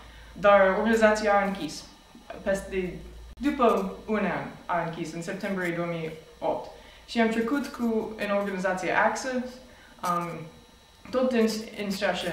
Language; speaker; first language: Romanian; non-native, fluent; English